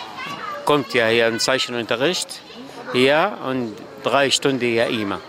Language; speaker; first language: German; non-native, learner; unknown